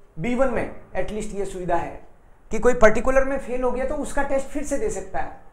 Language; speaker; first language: Hindi; native; Hindi